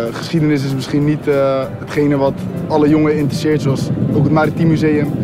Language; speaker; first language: Dutch; native; Dutch